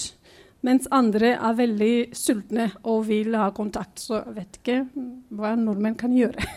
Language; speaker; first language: Norwegian; non-native, fluent; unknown